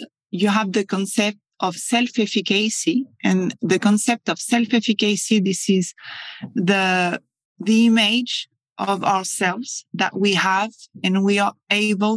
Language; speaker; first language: English; non-native, fluent; French